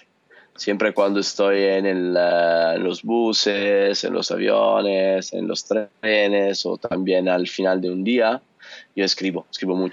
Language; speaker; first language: Spanish; non-native, learner; Italian